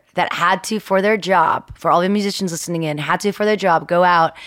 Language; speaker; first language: English; early bilingual, other home language; Spanish